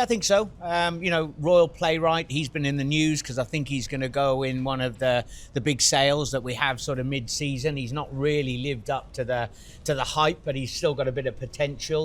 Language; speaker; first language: English; native; English